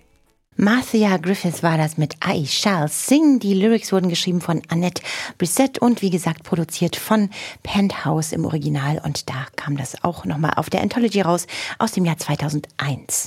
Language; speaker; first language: German; native; German